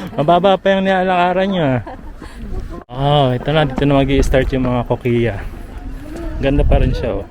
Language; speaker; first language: Filipino; native; Filipino